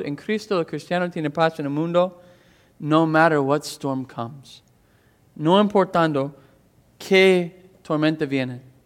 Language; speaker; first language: Spanish; non-native, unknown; English